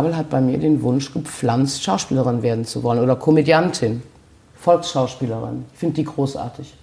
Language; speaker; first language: German; native; German